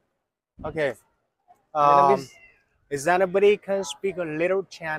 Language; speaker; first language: English; non-native, learner; Chinese